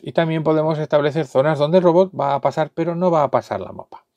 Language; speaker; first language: Spanish; native; Spanish